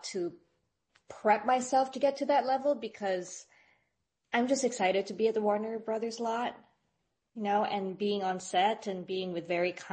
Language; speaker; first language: English; non-native, local second language; Filipino